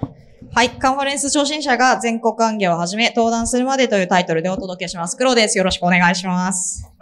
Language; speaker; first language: Japanese; native; Japanese